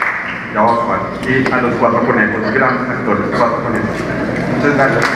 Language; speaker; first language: Spanish; native; Spanish